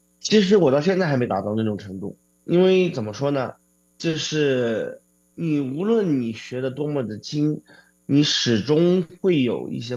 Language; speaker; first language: Chinese; native; Chinese